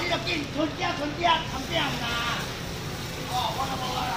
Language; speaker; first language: Chinese; native; Chinese